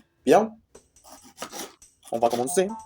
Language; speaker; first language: French; non-native, learner; Spanish